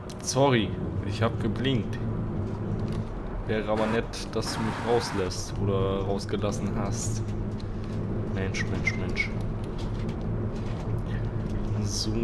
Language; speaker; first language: German; native; German